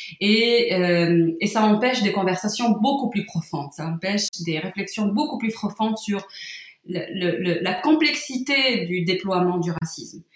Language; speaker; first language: French; non-native, local second language; Arabic